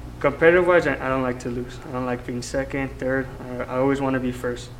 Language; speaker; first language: English; native; English